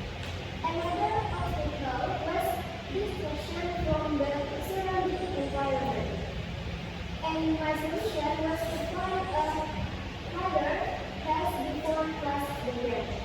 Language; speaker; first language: English; non-native, learner; Indonesian